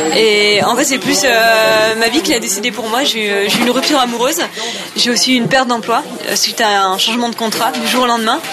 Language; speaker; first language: French; native; French